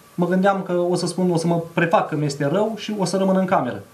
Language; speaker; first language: Romanian; native; Romanian